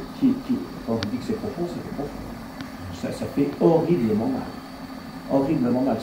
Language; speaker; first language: French; native; French